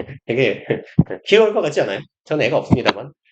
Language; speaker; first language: Korean; native; Korean